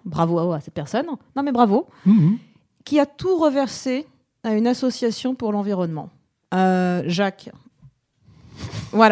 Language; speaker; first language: French; native; French